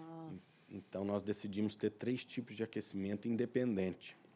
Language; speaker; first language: Portuguese; native; Portuguese